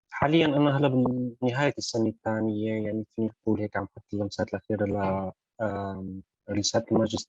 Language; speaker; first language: Arabic; native; Arabic